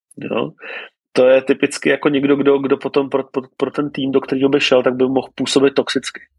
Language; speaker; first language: Czech; native; Czech